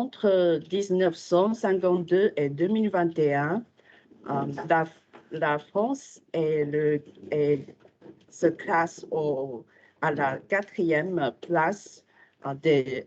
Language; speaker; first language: French; non-native, fluent; Chinese